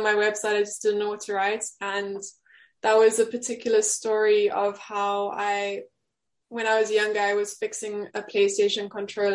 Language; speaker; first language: English; native; English